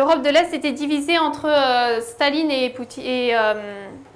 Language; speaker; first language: French; native; French